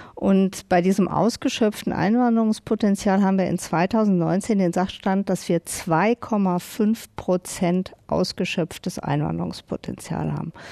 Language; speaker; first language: German; native; German